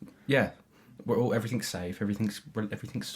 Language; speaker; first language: English; native; English